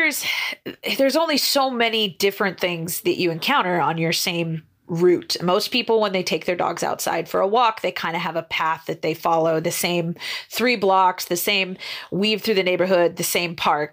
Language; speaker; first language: English; native; English